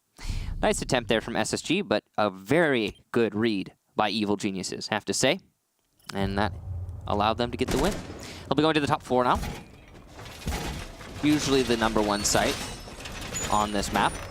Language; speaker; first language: English; native; English